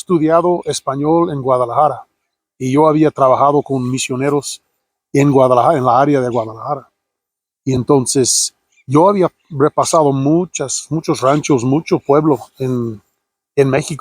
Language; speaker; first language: Spanish; non-native, fluent; English